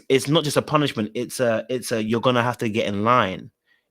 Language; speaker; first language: English; native; English